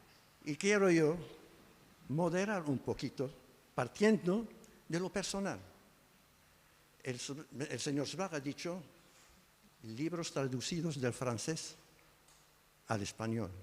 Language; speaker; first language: Spanish; non-native, fluent; Arabic